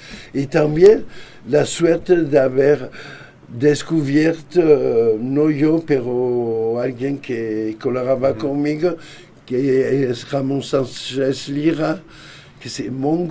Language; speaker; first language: Spanish; non-native, fluent; French